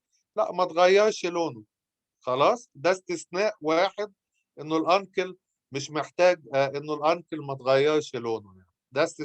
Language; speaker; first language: Arabic; native; Arabic